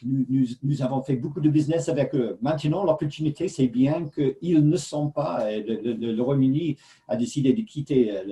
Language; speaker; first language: French; non-native, fluent; English